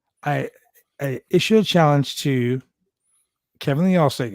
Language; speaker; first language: English; native; English